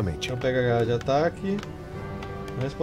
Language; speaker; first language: Portuguese; native; Portuguese